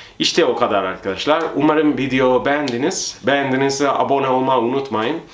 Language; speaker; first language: Turkish; non-native, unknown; Spanish